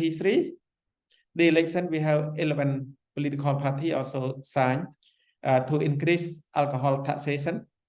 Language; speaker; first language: English; non-native, fluent; Khmer